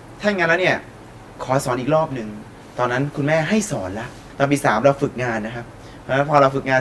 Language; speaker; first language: Thai; native; Thai